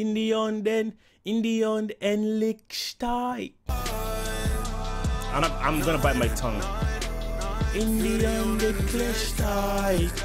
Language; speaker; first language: German; non-native, learner; English